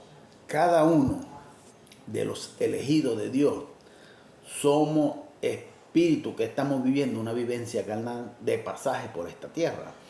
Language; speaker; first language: Spanish; native; Spanish